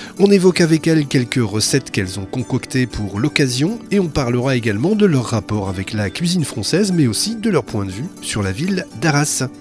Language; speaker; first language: French; native; French